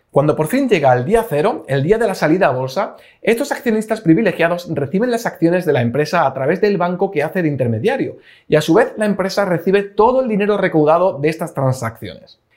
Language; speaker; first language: Spanish; native; Spanish